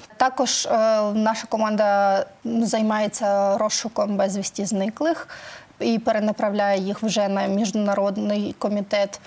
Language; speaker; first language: Ukrainian; native; Ukrainian